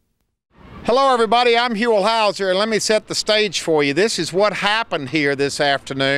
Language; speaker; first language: English; native; English